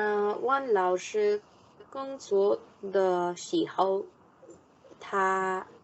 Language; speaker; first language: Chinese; non-native, learner; Spanish